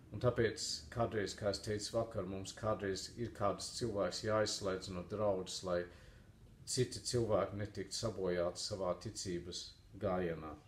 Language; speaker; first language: Latvian; native; Latvian